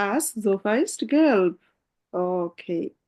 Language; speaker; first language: German; non-native, fluent; Bangla